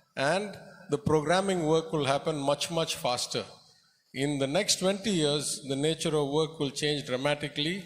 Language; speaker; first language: English; non-native, local second language; Tamil